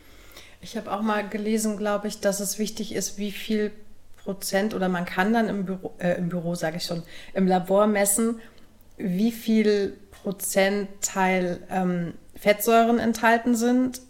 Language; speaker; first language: German; native; German